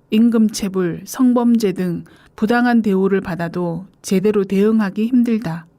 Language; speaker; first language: Korean; native; Korean